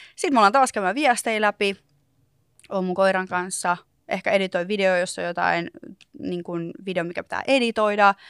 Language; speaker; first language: Finnish; native; Finnish